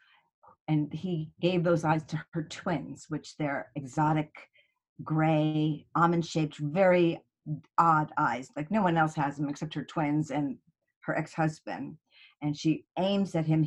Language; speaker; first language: English; native; English